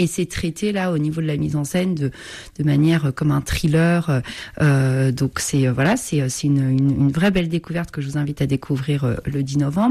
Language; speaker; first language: French; native; French